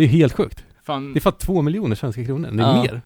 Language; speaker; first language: Swedish; native; Swedish